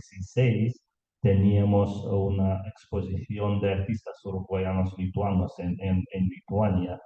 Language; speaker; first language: Spanish; non-native, learner; Lithuanian